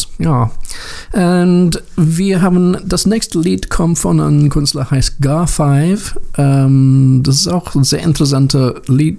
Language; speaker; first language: German; non-native, learner; English